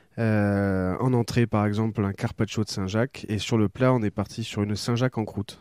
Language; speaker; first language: French; native; French